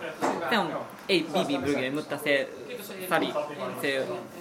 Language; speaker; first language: Finnish; non-native, learner; Japanese